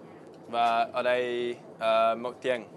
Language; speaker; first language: Vietnamese; non-native, learner; English